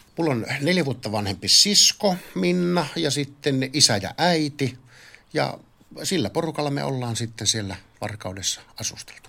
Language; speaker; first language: Finnish; native; Finnish